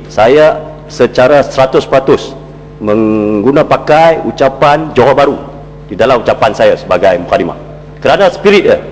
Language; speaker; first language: Malay; native; Malay